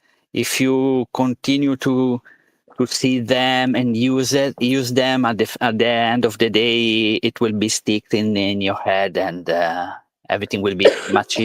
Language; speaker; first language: English; non-native, learner; Italian